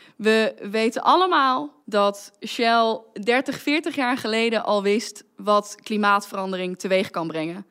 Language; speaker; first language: Dutch; native; Dutch